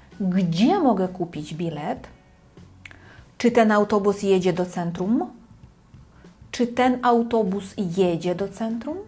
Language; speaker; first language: Polish; non-native, fluent; Ukrainian